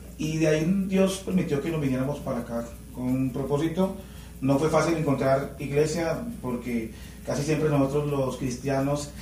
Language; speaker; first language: Spanish; native; Spanish